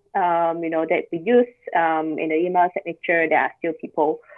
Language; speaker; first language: English; non-native, local second language; Cantonese